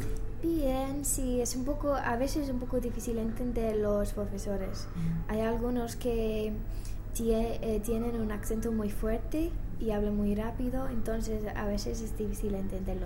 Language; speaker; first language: Spanish; non-native, learner; English